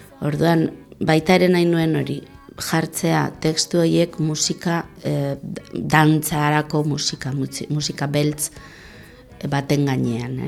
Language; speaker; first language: Basque; non-native, local second language; Spanish